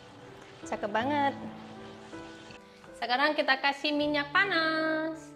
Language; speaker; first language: Indonesian; native; Indonesian